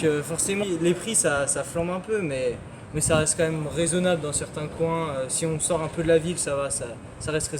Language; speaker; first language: French; native; French